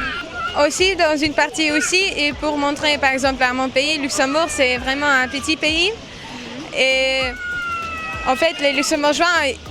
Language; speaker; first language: French; non-native, local second language; Luxembourgish